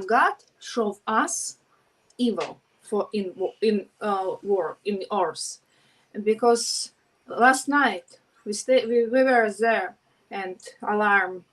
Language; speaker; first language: English; non-native, learner; Ukrainian